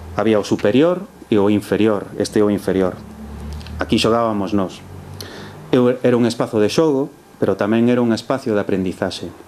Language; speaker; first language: Galician; early bilingual, heritage; Galician